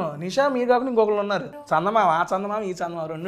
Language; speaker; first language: Telugu; native; Telugu